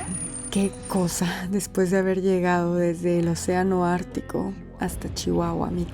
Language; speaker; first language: Spanish; native; Spanish